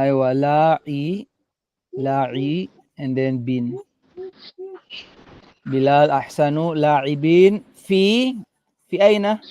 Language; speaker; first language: Arabic; non-native, fluent; Filipino